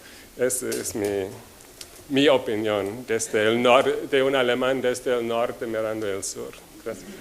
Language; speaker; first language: Spanish; non-native, fluent; German